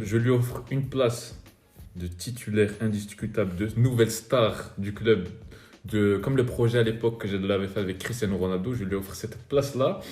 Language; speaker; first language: French; native; French